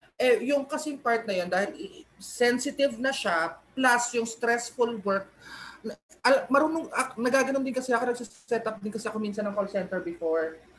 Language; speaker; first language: Filipino; native; Filipino